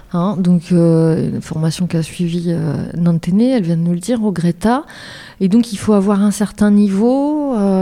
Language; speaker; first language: French; native; French